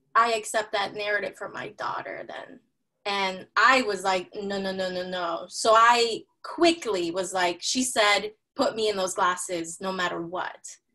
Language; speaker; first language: English; early bilingual, other home language; Spanish